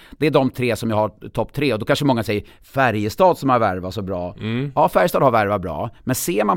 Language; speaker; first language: Swedish; native; Swedish